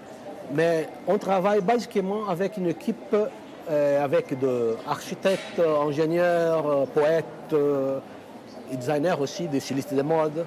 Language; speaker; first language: French; non-native, fluent; Portuguese